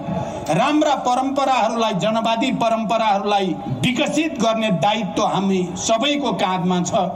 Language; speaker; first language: Nepali; native; Nepali